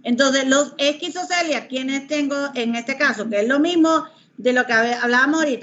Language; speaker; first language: Spanish; native; Spanish